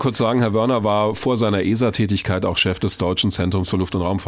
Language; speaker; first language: German; native; German